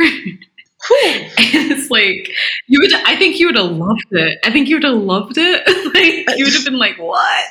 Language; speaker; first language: English; native; English